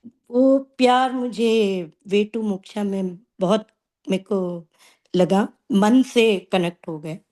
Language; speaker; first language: Hindi; non-native, local second language; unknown